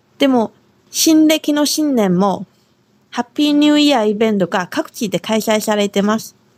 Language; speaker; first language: Japanese; non-native, fluent; Chinese